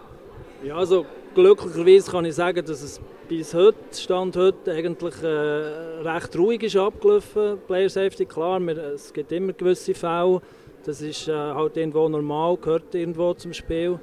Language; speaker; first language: German; native; German